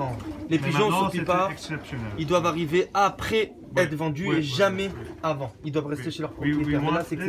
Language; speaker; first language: French; native; French